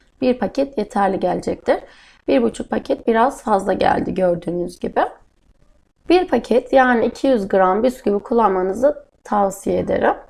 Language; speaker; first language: Turkish; native; Turkish